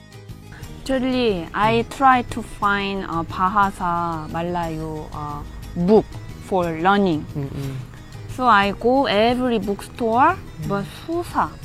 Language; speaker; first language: English; non-native, learner; Korean